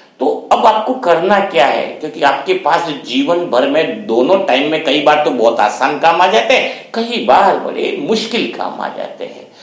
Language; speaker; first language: Hindi; non-native, local second language; Gujarati